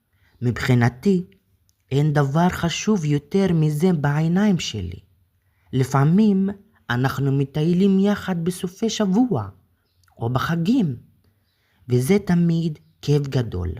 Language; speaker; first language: Hebrew; non-native, fluent; Arabic